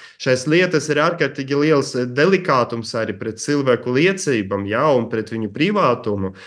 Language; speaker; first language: Latvian; native; Latvian